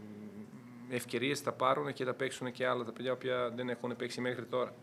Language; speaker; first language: Greek; non-native, fluent; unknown